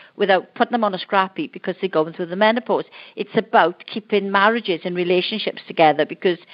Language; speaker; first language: English; native; English